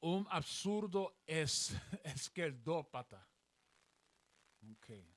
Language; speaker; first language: Portuguese; non-native, learner; Spanish